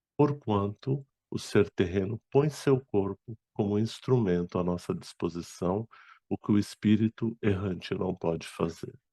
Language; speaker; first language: Portuguese; non-native, fluent; Arabic